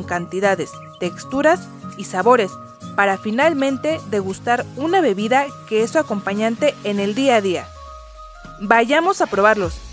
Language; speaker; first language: Spanish; native; Spanish